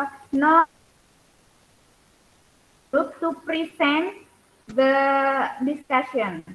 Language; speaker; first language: English; non-native, learner; Indonesian